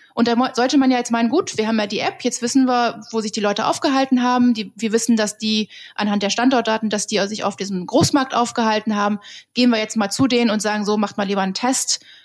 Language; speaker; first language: German; native; German